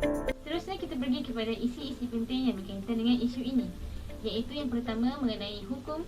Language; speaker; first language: Malay; native; Malay